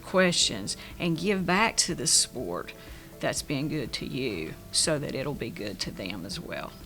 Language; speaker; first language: English; native; English